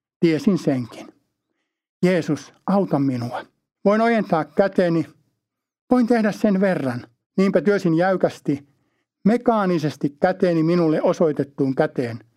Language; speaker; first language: Finnish; native; Finnish